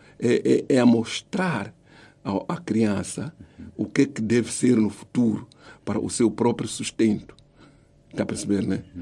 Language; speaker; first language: Portuguese; non-native, local second language; Tsonga